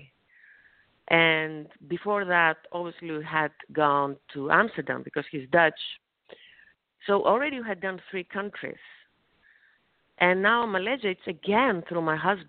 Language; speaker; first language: English; non-native, fluent; Greek